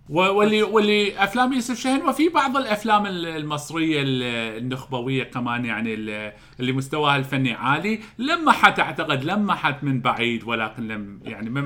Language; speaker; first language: Arabic; native; Arabic